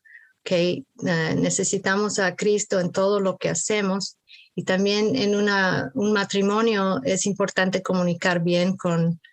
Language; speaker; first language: Spanish; early bilingual, heritage; Spanish